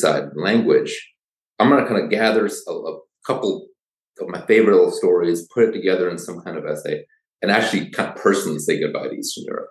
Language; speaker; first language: English; early bilingual, other home language; Polish